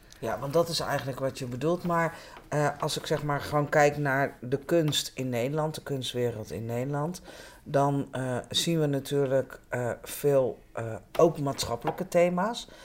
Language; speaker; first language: Dutch; native; Dutch